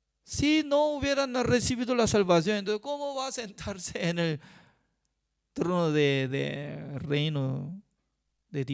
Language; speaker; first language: Spanish; non-native, fluent; Korean